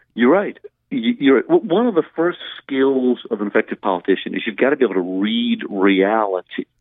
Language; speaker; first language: English; native; English